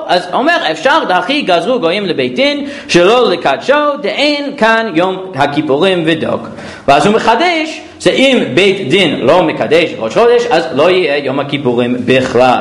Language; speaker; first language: Hebrew; non-native, fluent; English